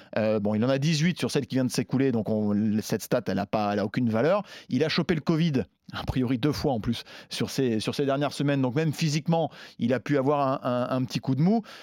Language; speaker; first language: French; native; French